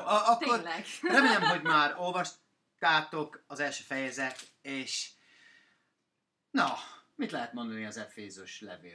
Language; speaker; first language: Hungarian; non-native, learner; English